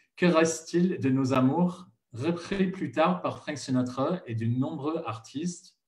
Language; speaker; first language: French; non-native, fluent; English